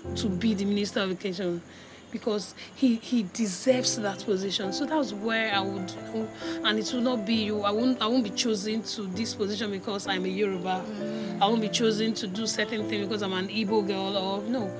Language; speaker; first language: English; non-native, local second language; Igbo